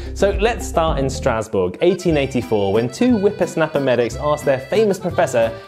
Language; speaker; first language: English; native; English